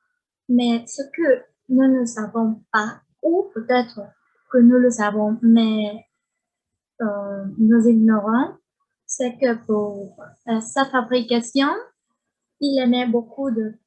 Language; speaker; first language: French; non-native, learner; Spanish